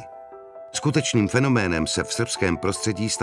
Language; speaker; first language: Czech; native; Czech